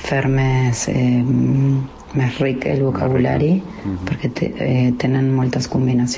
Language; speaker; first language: Catalan; non-native, fluent; Spanish